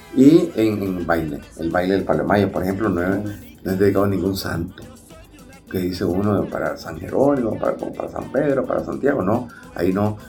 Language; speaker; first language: Spanish; native; Spanish